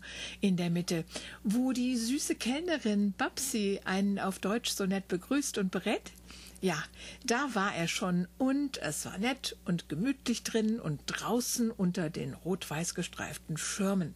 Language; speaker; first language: German; native; German